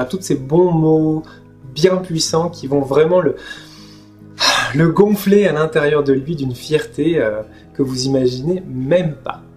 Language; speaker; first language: French; native; French